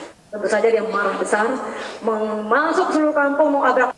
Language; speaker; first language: Indonesian; native; Indonesian